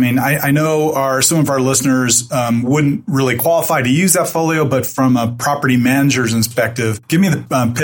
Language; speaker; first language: English; native; English